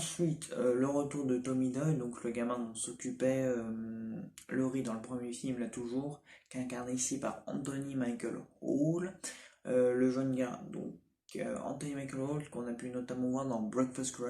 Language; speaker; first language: French; native; French